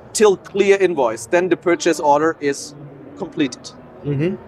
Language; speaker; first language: English; non-native, fluent; German